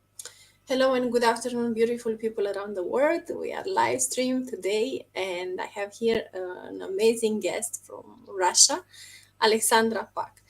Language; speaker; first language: English; non-native, fluent; Romanian